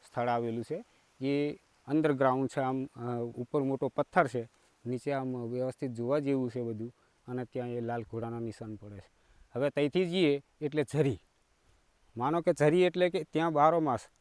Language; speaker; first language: Gujarati; non-native, local second language; Rathawi